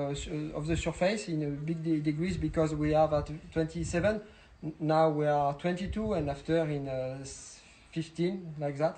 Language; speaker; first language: English; non-native, learner; French